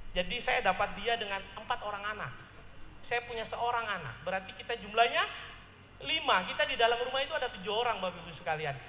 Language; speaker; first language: Indonesian; native; Indonesian